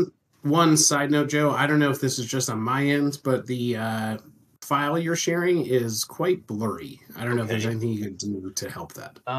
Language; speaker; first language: English; native; English